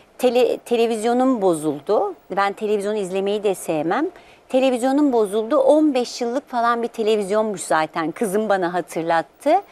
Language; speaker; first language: Turkish; native; Turkish